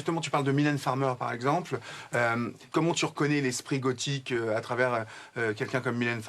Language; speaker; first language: French; native; French